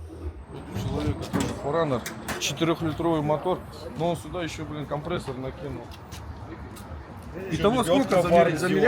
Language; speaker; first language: Russian; native; Russian